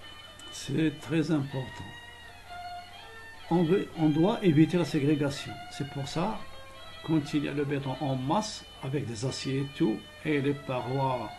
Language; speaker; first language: French; non-native, local second language; Arabic